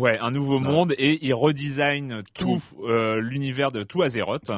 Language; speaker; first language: French; native; French